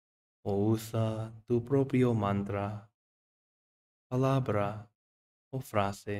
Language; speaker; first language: Spanish; non-native, fluent; English